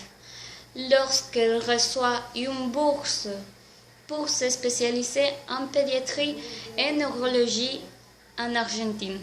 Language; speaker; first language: French; non-native, learner; Spanish